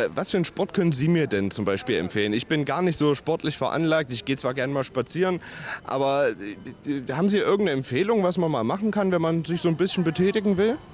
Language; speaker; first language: German; native; German